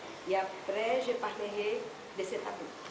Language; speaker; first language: French; non-native, learner; Portuguese